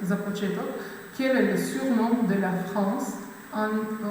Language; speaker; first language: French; non-native, fluent; Macedonian